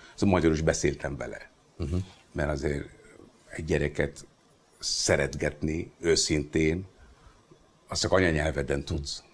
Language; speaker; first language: Hungarian; non-native, fluent; Hindi